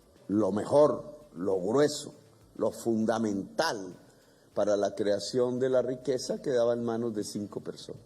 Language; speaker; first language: Spanish; native; Spanish